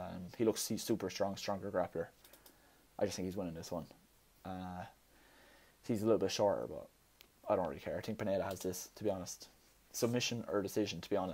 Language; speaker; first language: English; native; English